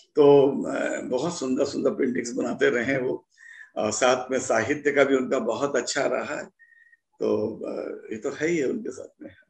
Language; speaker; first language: Hindi; native; Hindi